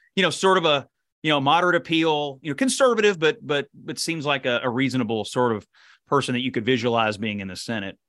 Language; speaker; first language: English; native; English